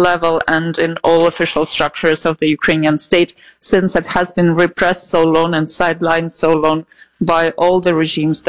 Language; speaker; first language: English; non-native, fluent; Russian